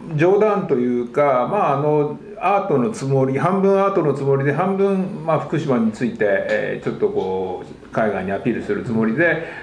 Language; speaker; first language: Japanese; native; Japanese